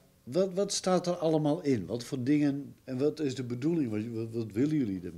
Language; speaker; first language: Dutch; native; Dutch